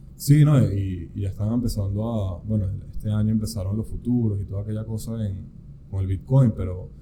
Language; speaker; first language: Spanish; native; Spanish